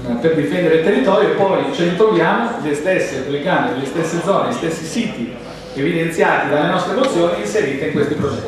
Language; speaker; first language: Italian; native; Italian